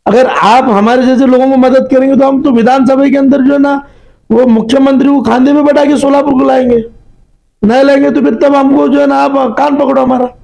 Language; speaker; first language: Hindi; non-native, local second language; Marathi